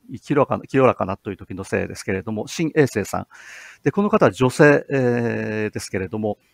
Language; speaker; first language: Japanese; native; Japanese